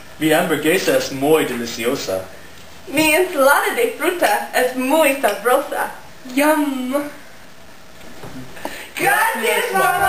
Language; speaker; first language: Spanish; non-native, learner; English